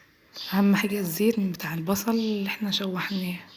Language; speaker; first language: Arabic; native; Arabic